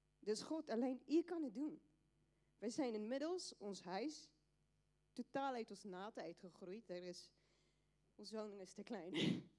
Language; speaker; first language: Dutch; non-native, fluent; Afrikaans